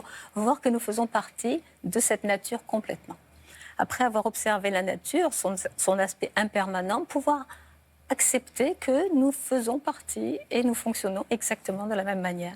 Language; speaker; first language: French; native; French